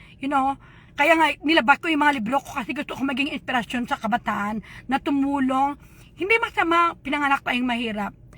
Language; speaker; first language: Filipino; non-native, local second language; Hiligaynon